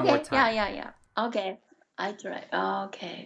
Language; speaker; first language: English; non-native, learner; Japanese